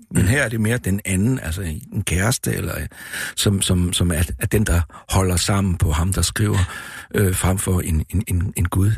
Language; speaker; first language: Danish; native; Danish